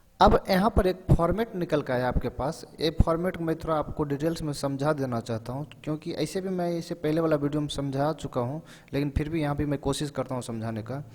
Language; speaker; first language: Hindi; native; Hindi